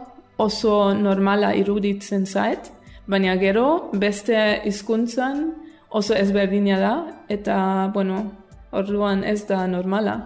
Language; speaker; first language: Basque; non-native, fluent; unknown